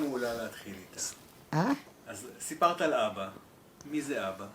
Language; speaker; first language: Hebrew; native; Hebrew